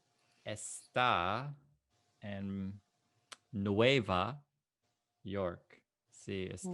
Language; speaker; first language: Spanish; non-native, fluent; English